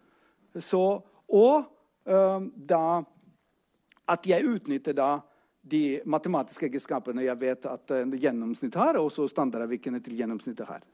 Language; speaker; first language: Norwegian; non-native, fluent; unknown